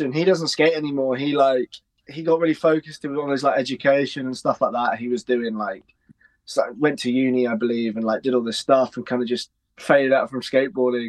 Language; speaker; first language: English; native; English